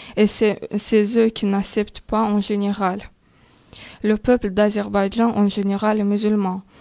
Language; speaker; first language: French; non-native, learner; Azerbaijani